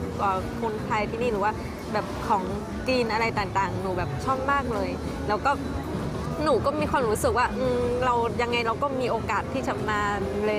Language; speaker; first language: Thai; non-native, fluent; Vietnamese